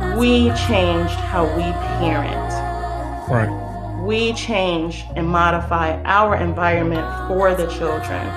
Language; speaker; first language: English; non-native, fluent; Hebrew